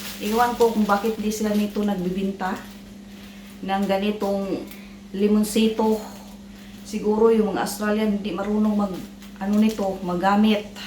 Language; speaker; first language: Filipino; non-native, local second language; Cebuano